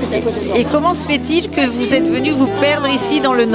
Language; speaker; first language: French; native; French